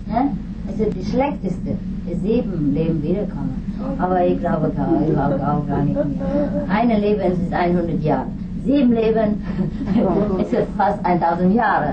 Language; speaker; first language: German; non-native, learner; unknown